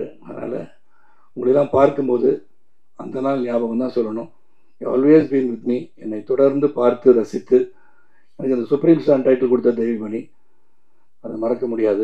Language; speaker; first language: Tamil; native; Tamil